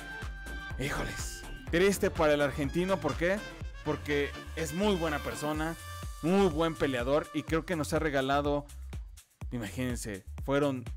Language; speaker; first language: Spanish; native; Spanish